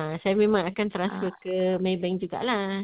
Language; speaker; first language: Malay; native; Malay